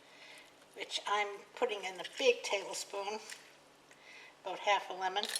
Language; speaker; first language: English; native; English